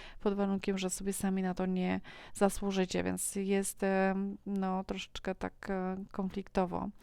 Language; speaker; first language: Polish; native; Polish